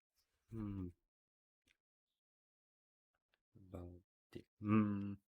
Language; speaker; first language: English; non-native, learner; Ukrainian